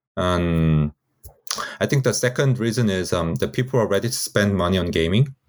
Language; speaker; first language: English; non-native, fluent; Korean